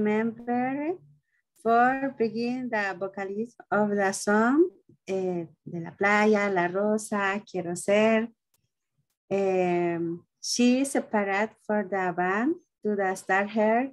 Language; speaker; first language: English; non-native, learner; Spanish